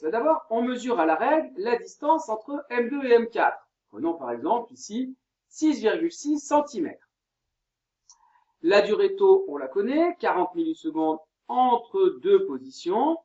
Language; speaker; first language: French; native; French